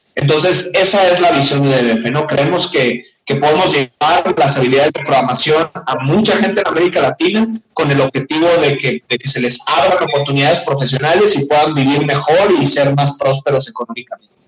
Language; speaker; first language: Spanish; native; Spanish